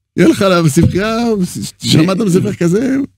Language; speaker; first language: Hebrew; non-native, fluent; French